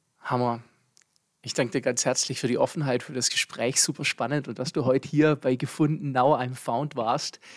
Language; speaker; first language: German; native; German